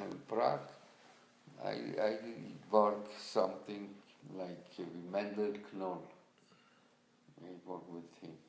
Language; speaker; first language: English; non-native, learner; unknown